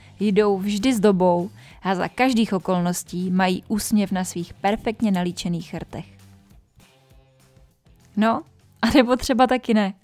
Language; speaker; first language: Czech; native; Czech